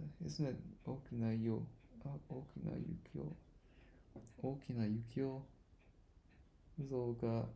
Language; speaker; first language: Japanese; non-native, learner; English